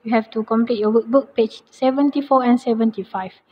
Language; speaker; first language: English; non-native, local second language; Malay